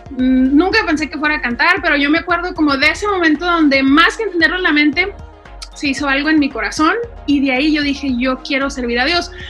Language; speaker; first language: Spanish; native; Spanish